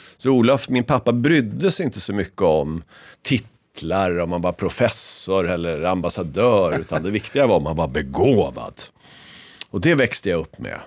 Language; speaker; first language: Swedish; native; Swedish